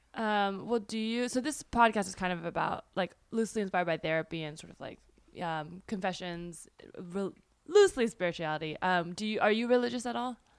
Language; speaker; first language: English; early bilingual, other home language; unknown